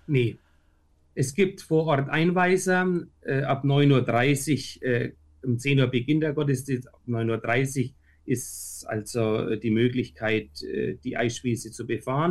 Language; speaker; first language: German; native; German